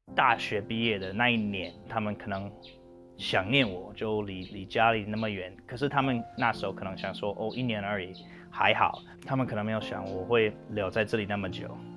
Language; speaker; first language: Chinese; non-native, fluent; English